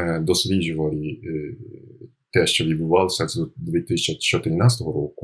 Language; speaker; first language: Ukrainian; non-native, fluent; Japanese